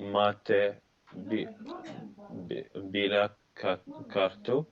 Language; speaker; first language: Czech; non-native, learner; English